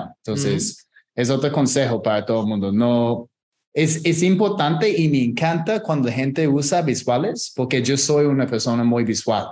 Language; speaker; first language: Spanish; non-native, fluent; English